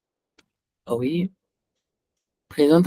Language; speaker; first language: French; non-native, fluent; Hindi